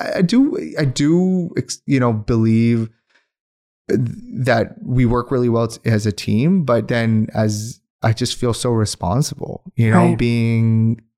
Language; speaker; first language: English; non-native, local second language; Urdu